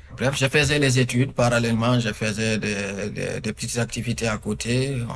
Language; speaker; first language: French; non-native, local second language; Fula